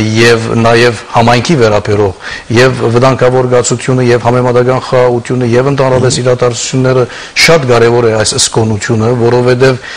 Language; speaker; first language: Armenian; early bilingual, heritage; Armenian